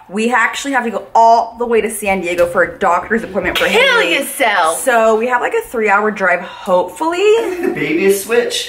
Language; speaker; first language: English; native; English